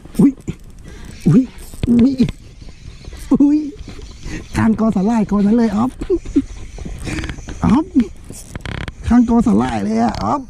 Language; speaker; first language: Thai; non-native, local second language; Northeastern Thai